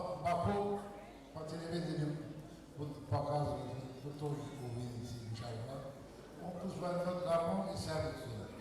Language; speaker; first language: Russian; non-native, fluent; Azerbaijani